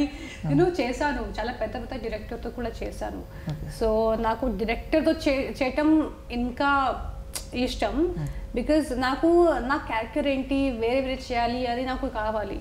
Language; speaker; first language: Telugu; non-native, local second language; Hindi